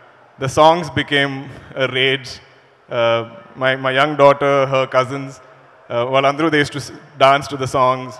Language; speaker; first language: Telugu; non-native, learner; Malayalam